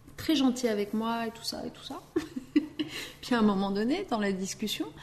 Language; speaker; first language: French; early bilingual, other home language; Riffian